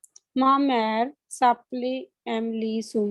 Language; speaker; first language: French; non-native, learner; Hindi